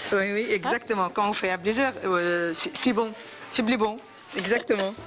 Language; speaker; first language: French; non-native, fluent; Arabic